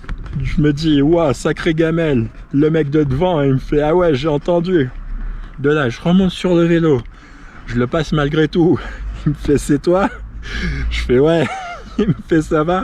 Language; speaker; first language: French; native; French